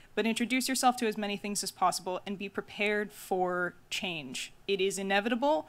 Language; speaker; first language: English; native; English